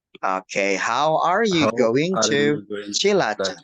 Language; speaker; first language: English; non-native, fluent; Indonesian